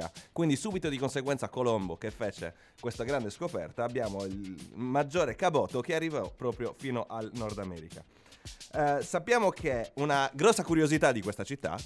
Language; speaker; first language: Italian; native; Italian